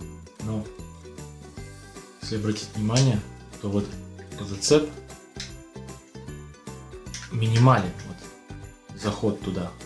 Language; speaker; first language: Russian; native; Russian